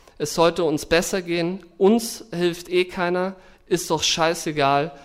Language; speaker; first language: German; native; German